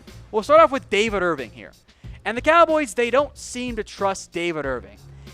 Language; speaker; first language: English; native; English